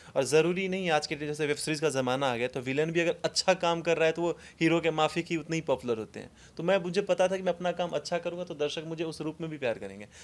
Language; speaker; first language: Hindi; non-native, local second language; Maithili